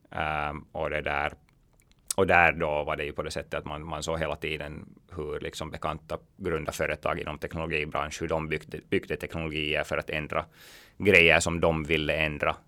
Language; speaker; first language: Swedish; native; Swedish